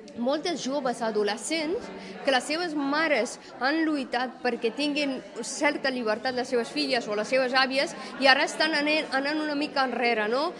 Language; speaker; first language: Catalan; non-native, fluent; Persian